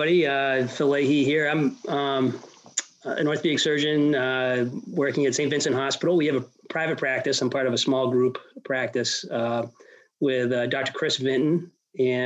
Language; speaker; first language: English; native; English